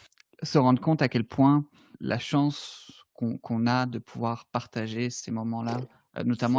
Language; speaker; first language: French; native; French